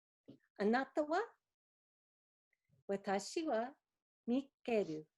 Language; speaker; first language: Japanese; non-native, fluent; English